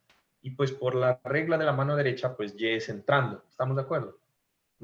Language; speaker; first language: Spanish; native; Spanish